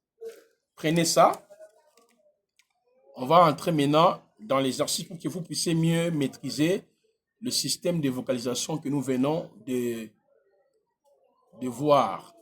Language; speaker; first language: French; non-native, local second language; Lingala